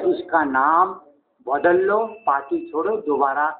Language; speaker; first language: Hindi; native; Hindi